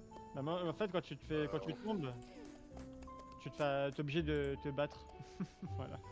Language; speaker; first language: French; native; French